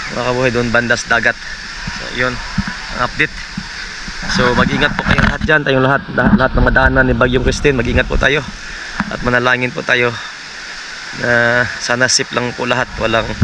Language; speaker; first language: Filipino; non-native, local second language; Masbatenyo